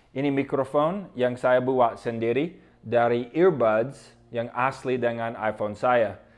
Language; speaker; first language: Indonesian; non-native, fluent; English